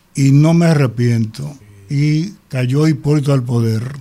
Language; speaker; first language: Spanish; native; Spanish